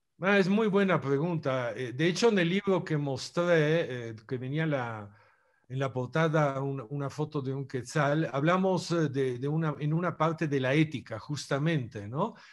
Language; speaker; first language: Spanish; non-native, fluent; Italian